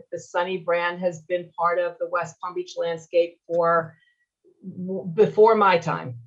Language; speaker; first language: English; native; English